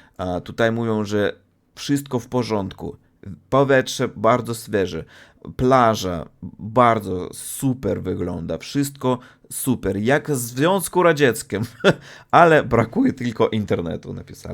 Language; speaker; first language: Polish; non-native, fluent; Russian